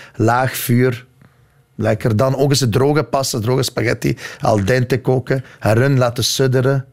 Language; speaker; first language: Dutch; native; Dutch